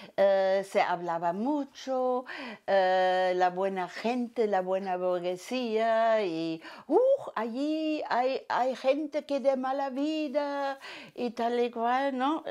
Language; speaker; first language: Spanish; non-native, fluent; German